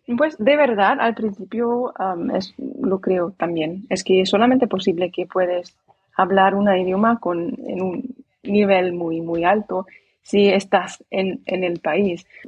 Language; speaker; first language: Spanish; non-native, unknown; Dutch